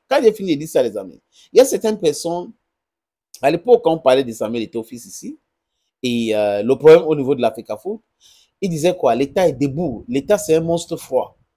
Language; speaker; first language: French; non-native, local second language; English